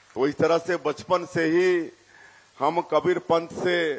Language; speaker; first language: Hindi; native; Hindi